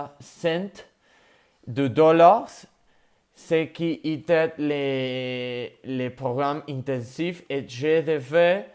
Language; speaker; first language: French; non-native, learner; Spanish